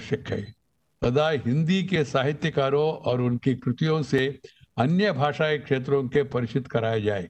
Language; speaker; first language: Hindi; non-native, local second language; Telugu